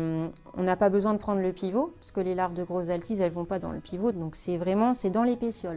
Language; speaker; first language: French; native; French